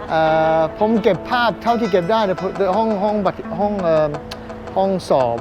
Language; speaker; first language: Thai; non-native, fluent; English